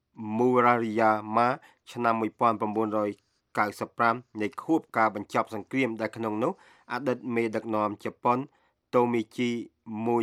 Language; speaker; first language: Khmer; native; Khmer